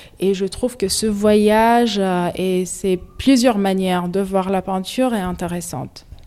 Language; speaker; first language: French; non-native, fluent; Arabic